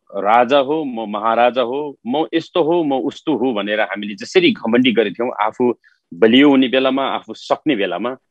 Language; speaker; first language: Nepali; non-native, local second language; Eastern Tamang